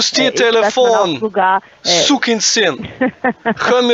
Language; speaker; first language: German; native; German